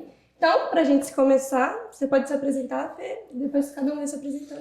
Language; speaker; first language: Portuguese; native; Portuguese